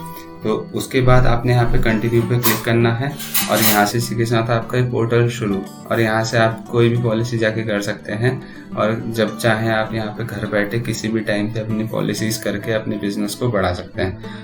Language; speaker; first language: Hindi; native; Hindi